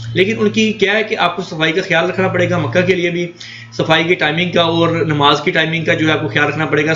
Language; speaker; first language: Hindi; non-native, local second language; Punjabi